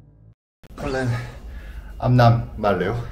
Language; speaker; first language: Thai; non-native, learner; Korean